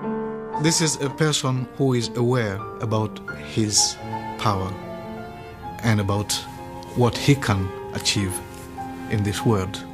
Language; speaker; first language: English; non-native, fluent; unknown